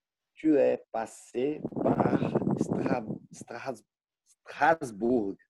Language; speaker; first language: French; non-native, learner; Portuguese